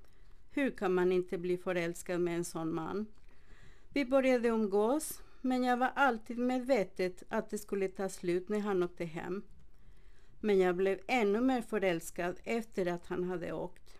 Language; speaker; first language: Swedish; non-native, fluent; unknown